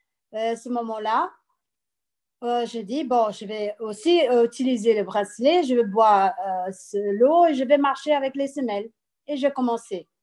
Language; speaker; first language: French; non-native, fluent; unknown